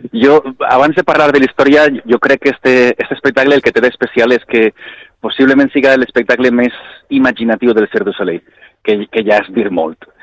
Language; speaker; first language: Catalan; native; Catalan